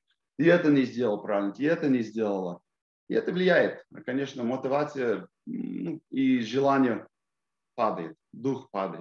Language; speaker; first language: Russian; non-native, fluent; English